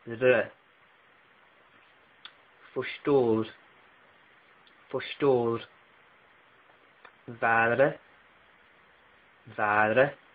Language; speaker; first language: Swedish; non-native, learner; English